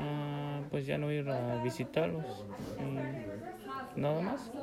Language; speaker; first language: Spanish; native; Spanish